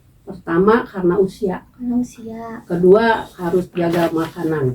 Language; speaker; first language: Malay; non-native, local second language; Sundanese